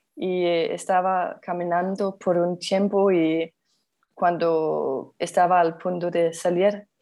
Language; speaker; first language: Spanish; non-native, fluent; Danish